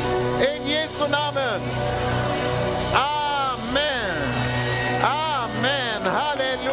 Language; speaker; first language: German; native; German